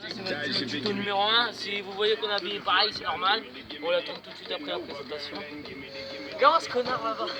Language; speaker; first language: French; native; French